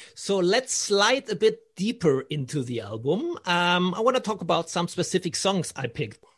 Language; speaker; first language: English; non-native, fluent; German